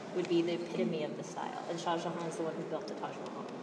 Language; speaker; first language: English; native; English